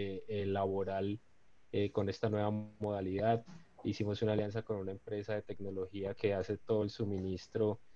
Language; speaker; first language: Spanish; native; Spanish